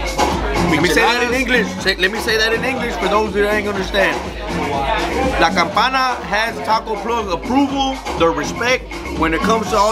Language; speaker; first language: English; early bilingual, other home language; Spanish